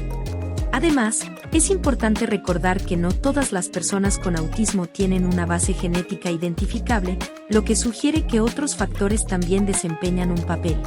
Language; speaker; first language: Spanish; native; Spanish